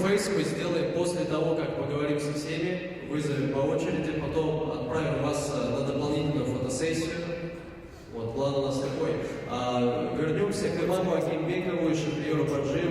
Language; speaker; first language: Russian; native; Russian